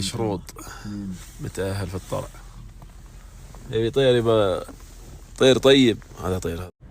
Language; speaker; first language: Arabic; native; Arabic